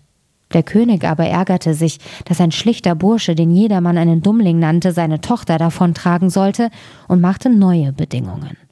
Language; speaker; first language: German; native; German